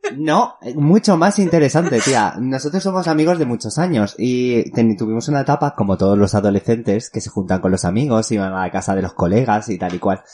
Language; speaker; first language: Spanish; native; Spanish